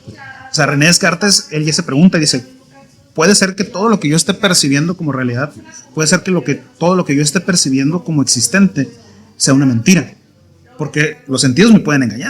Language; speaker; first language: Spanish; native; Spanish